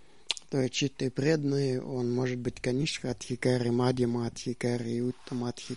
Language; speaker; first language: Czech; non-native, learner; Russian